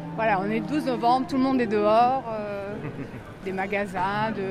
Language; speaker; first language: French; native; French